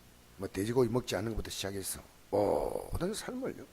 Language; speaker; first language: Korean; native; Korean